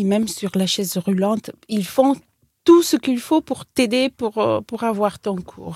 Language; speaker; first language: French; non-native, fluent; Italian